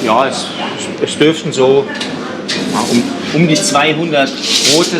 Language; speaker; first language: German; native; German